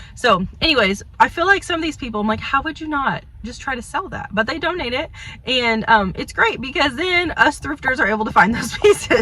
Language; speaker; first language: English; native; English